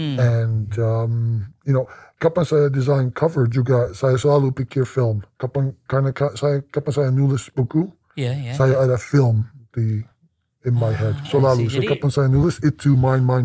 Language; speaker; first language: Indonesian; non-native, learner; English